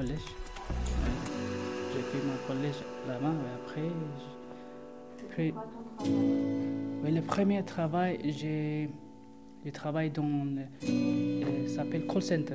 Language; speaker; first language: French; non-native, learner; Arabic